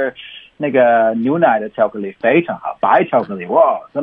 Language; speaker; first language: Chinese; non-native, learner; English